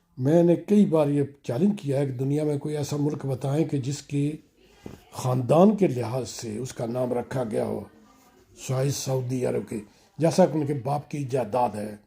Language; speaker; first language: Urdu; native; Urdu